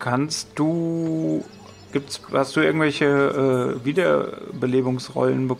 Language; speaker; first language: German; native; German